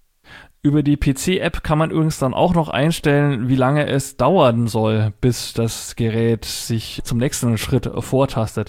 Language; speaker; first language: German; native; German